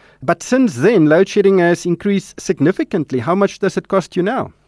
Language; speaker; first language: English; non-native, local second language; Afrikaans